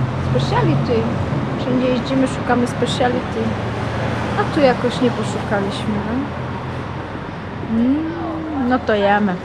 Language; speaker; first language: Polish; native; Polish